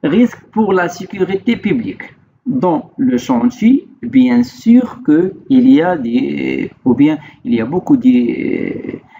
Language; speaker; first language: French; non-native, local second language; Arabic